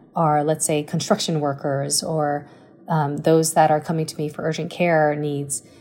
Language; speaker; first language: English; early bilingual, other home language; Chinese